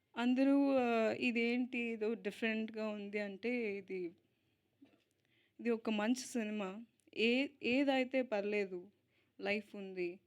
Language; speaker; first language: Telugu; non-native, learner; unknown